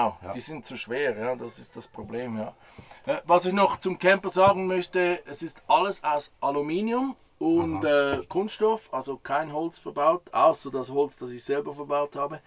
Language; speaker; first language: German; native; German